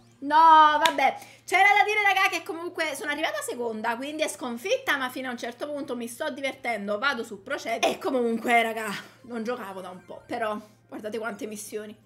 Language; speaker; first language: Italian; native; Italian